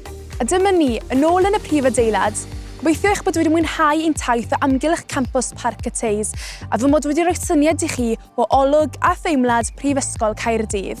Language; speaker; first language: Welsh; native; Welsh